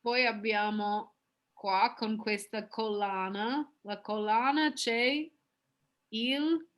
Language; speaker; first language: Italian; non-native, fluent; English